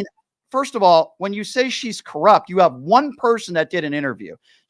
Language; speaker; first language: English; native; English